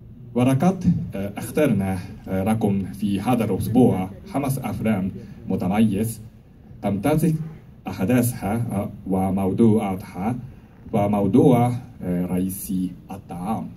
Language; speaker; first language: Arabic; non-native, learner; Japanese